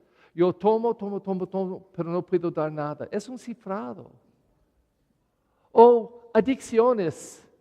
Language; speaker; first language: Spanish; non-native, learner; English